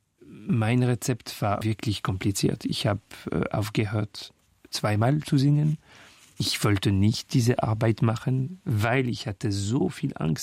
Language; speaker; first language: German; non-native, fluent; French